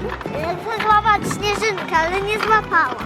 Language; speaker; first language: Polish; early bilingual, heritage; Polish